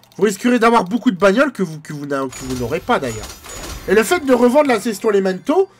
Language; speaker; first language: French; native; French